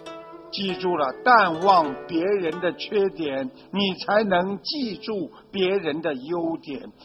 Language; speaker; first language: Chinese; native; Chinese